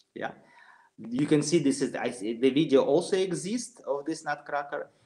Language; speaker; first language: English; non-native, fluent; Russian